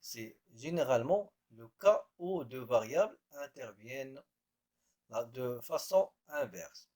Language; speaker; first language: French; non-native, local second language; Arabic